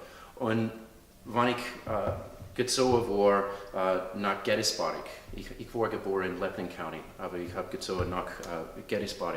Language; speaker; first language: German; early bilingual, heritage; English